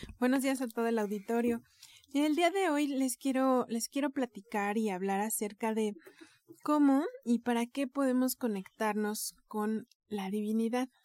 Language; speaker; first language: Spanish; native; Spanish